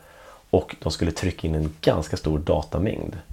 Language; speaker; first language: Swedish; native; Swedish